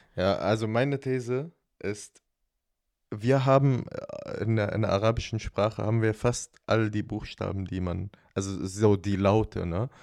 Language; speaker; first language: German; non-native, fluent; Arabic